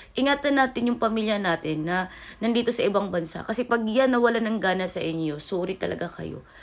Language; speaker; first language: Filipino; non-native, local second language; Cebuano